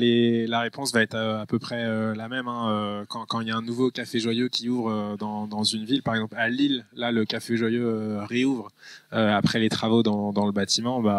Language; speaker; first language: French; native; French